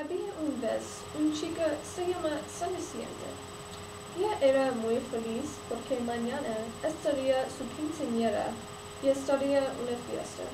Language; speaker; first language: Spanish; non-native, learner; English